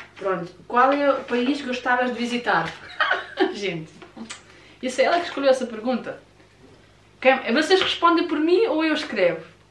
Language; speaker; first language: Portuguese; early bilingual, other home language; Russian